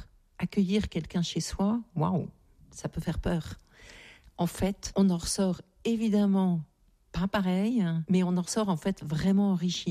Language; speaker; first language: French; native; French